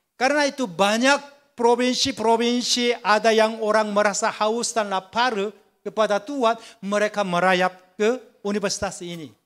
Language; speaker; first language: Indonesian; non-native, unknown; Korean